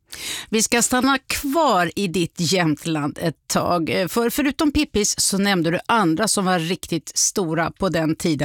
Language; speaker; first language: Swedish; native; Swedish